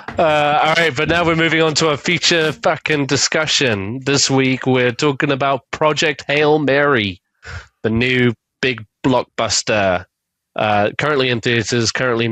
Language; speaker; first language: English; native; English